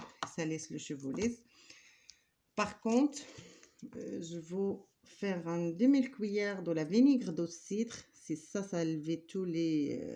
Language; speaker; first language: French; non-native, learner; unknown